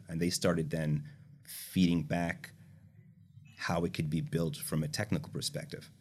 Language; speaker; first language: English; native; English